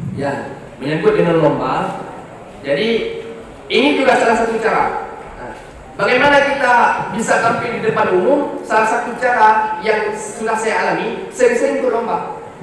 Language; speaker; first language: Indonesian; non-native, local second language; Achinese